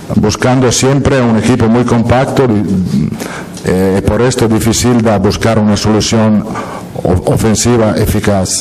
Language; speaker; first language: Spanish; non-native, fluent; Italian